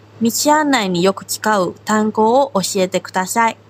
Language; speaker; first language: Japanese; non-native, fluent; Korean